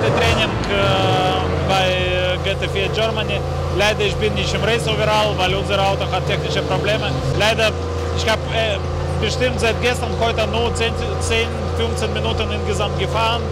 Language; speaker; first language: German; non-native, learner; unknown